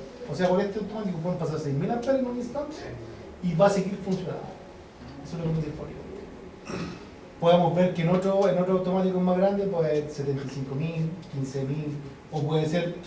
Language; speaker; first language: Spanish; native; Spanish